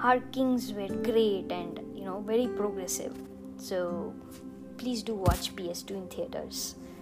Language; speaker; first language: English; non-native, local second language; Tamil